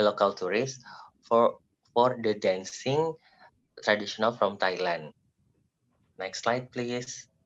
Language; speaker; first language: English; non-native, learner; Indonesian